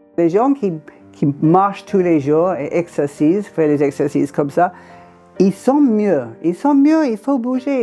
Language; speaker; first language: French; non-native, fluent; English